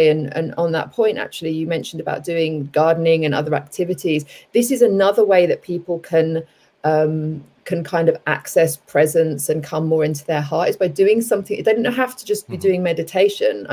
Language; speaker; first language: English; native; English